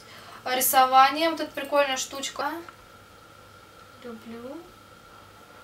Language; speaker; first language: Russian; native; Russian